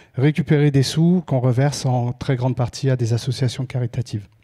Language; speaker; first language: French; native; French